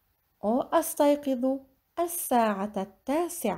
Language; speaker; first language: Arabic; non-native, fluent; English